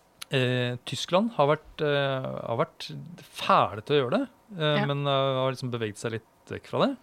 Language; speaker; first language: Norwegian; native; Norwegian